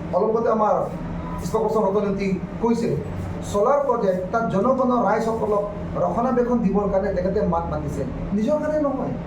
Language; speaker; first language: Assamese; non-native, local second language; Karbi